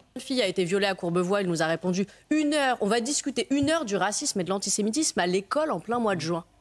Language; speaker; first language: French; native; French